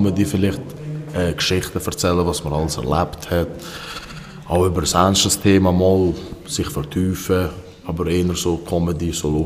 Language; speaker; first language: German; early bilingual, other home language; Albanian